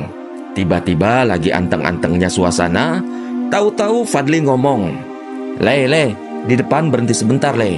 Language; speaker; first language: Indonesian; native; Indonesian